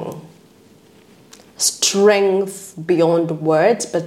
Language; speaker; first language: English; non-native, local second language; Kikuyu